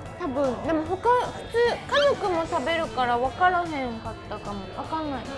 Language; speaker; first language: Japanese; native; Japanese